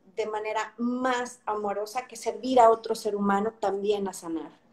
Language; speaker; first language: Spanish; native; Spanish